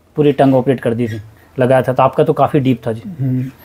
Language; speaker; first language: Hindi; native; Hindi